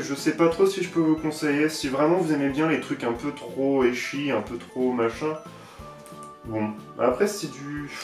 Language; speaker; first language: French; native; French